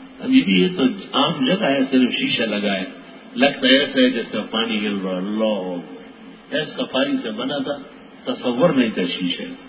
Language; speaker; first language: Urdu; non-native, local second language; Pashto